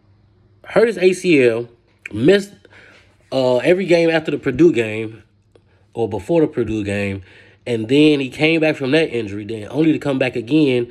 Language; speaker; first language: English; native; English